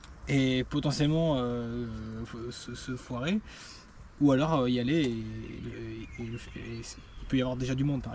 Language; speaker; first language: French; native; French